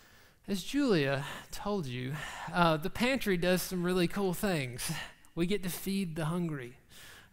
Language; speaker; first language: English; native; English